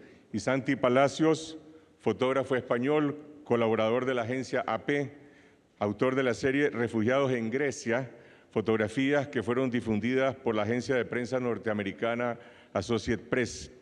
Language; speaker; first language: Spanish; native; Spanish